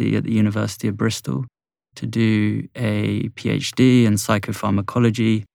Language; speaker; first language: English; native; English